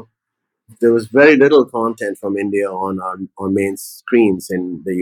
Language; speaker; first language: English; non-native, local second language; Urdu